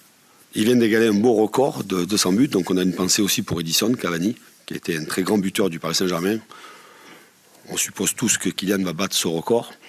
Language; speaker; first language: French; native; French